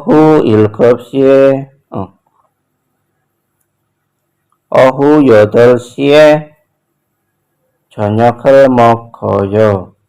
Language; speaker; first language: Korean; non-native, fluent; Indonesian